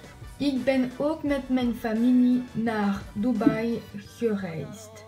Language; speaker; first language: Dutch; non-native, learner; French